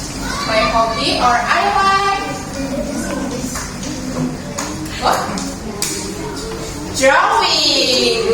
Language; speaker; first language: English; non-native, learner; Indonesian